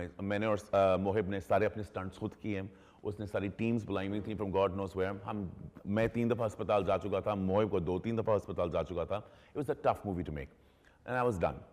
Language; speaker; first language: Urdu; early bilingual, heritage; Urdu